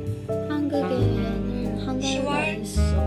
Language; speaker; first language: Korean; non-native, learner; Japanese